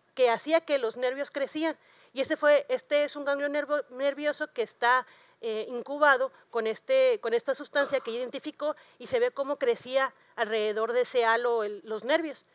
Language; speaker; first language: Spanish; native; Spanish